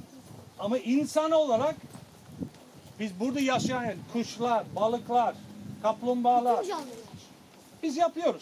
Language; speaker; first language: Turkish; non-native, fluent; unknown